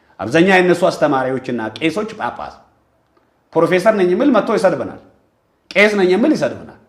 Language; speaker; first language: Amharic; non-native, local second language; Oromo